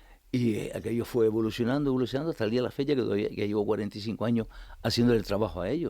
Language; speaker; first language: Spanish; native; Spanish